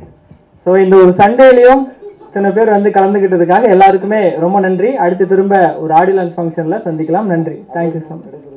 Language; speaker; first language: Tamil; native; Tamil